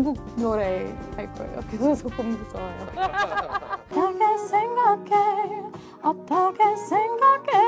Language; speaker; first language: Korean; non-native, learner; English